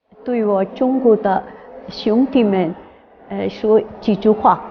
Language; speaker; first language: Chinese; non-native, fluent; Urdu